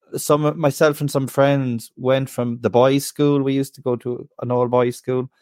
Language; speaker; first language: English; native; English